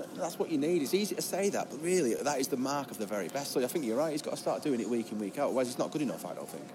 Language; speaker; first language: English; native; English